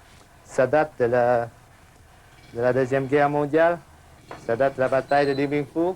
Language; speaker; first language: French; non-native, fluent; Vietnamese